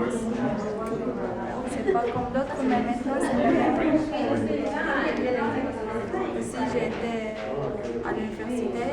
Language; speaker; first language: French; non-native, learner; Arabic